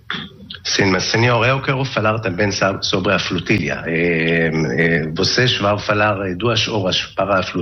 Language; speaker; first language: Portuguese; non-native, learner; Hebrew